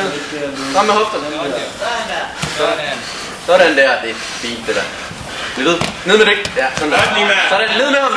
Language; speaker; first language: Danish; native; Danish